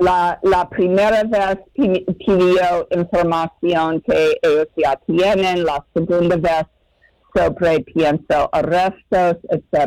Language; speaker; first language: Spanish; non-native, fluent; English